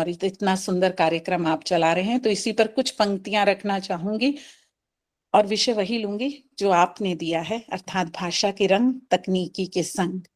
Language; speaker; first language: Hindi; native; Hindi